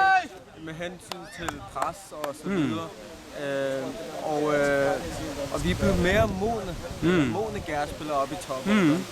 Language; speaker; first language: Danish; early bilingual, other home language; Urdu